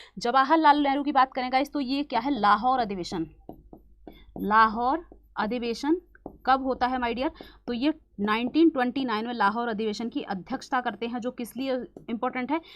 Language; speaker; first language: Hindi; native; Hindi